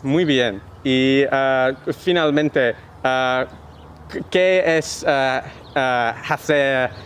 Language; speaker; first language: Spanish; non-native, learner; English